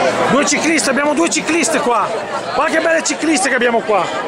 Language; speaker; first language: Italian; native; Italian